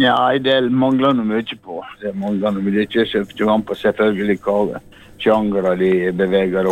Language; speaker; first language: Norwegian; native; Norwegian